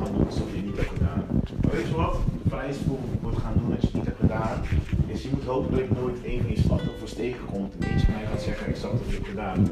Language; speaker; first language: Dutch; non-native, local second language; Papiamento